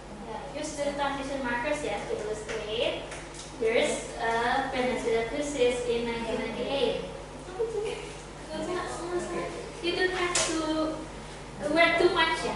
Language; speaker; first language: English; non-native, fluent; Indonesian